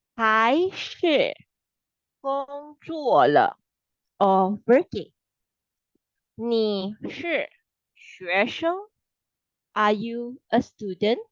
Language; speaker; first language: Chinese; non-native, fluent; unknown